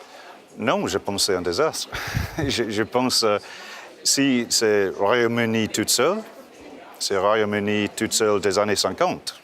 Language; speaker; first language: French; non-native, fluent; English